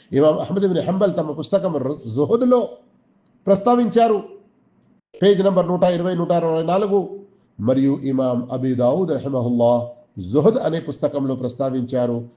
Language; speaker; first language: Telugu; non-native, local second language; Urdu